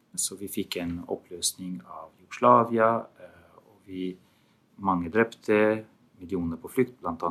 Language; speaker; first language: Norwegian; non-native, fluent; Albanian